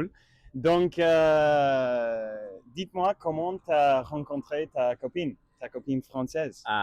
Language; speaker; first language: French; non-native, learner; English